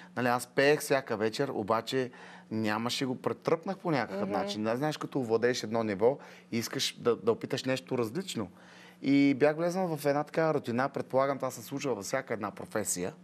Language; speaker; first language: Bulgarian; native; Bulgarian